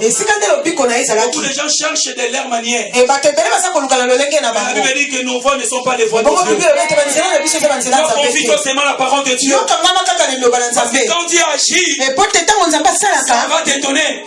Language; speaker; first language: French; non-native, local second language; Lingala